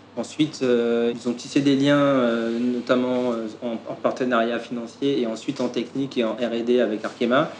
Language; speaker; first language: French; native; French